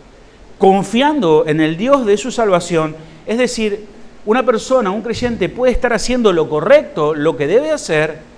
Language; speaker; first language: Spanish; native; Spanish